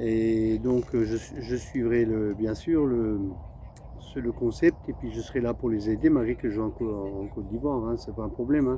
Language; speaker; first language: French; native; French